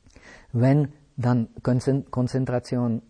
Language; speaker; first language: German; non-native, fluent; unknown